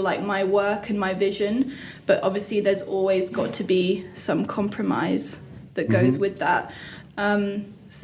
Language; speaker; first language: English; native; English